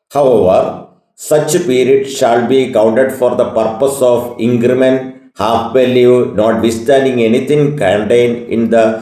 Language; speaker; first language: English; non-native, local second language; Malayalam